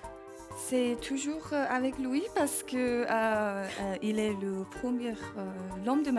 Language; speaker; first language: French; non-native, learner; English